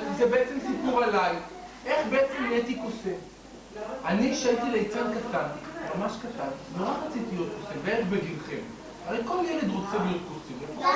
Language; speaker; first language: Hebrew; native; Hebrew